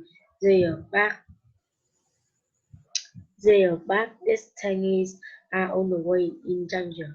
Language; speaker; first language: English; non-native, learner; Vietnamese